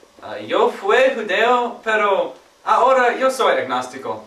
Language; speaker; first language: Spanish; non-native, learner; English